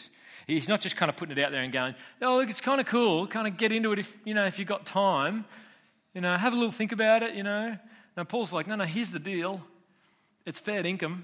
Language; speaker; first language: English; native; English